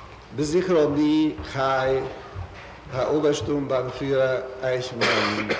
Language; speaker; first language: Hebrew; non-native, fluent; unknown